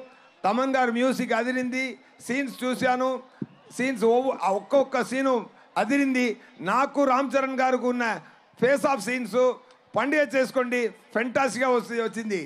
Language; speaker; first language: Telugu; non-native, fluent; Tamil